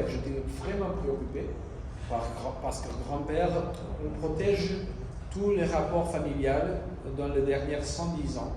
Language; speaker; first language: French; non-native, fluent; Portuguese